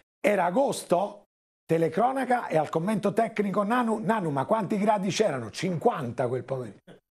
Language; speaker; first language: Italian; native; Italian